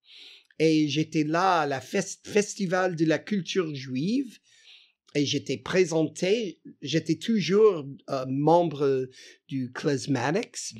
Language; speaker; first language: French; non-native, fluent; English